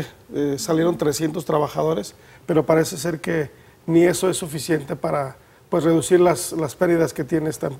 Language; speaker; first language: Spanish; native; Spanish